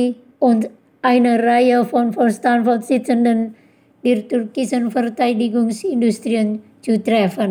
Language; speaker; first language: German; non-native, fluent; Indonesian